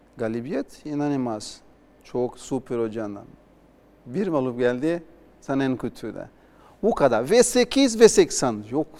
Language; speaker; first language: Turkish; non-native, learner; Portuguese